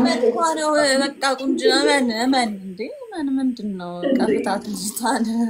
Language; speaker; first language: Amharic; native; Amharic